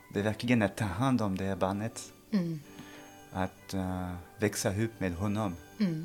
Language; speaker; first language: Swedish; non-native, fluent; French